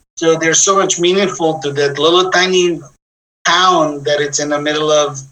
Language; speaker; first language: English; non-native, fluent; Bosnian